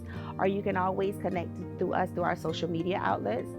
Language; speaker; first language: English; native; English